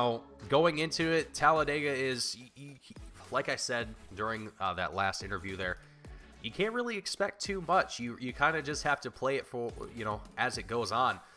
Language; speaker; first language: English; native; English